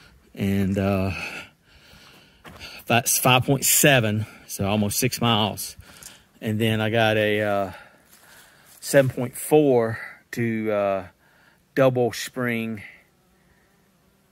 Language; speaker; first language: English; native; English